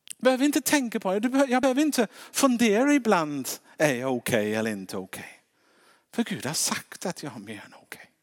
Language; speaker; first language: Swedish; non-native, fluent; English